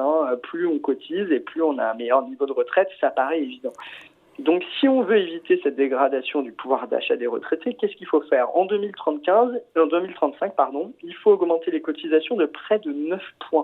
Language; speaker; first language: French; native; French